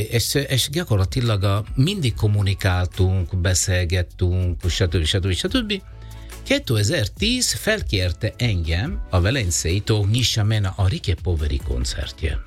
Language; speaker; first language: Hungarian; non-native, learner; Italian